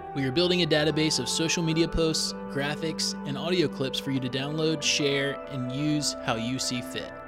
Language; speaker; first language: English; native; English